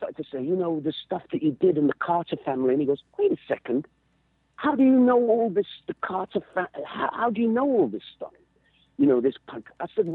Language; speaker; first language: English; native; English